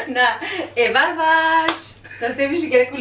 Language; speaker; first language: German; non-native, learner; Central Kurdish